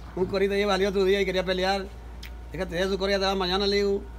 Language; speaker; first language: Spanish; native; Spanish